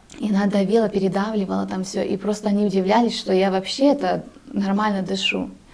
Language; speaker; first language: Russian; early bilingual, heritage; Russian